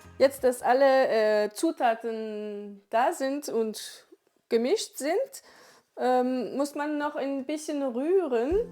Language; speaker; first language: German; non-native, local second language; Swiss German